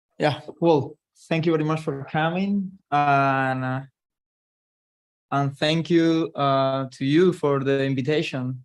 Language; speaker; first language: English; non-native, fluent; Spanish